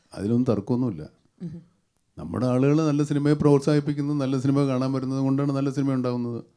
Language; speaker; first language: Malayalam; native; Malayalam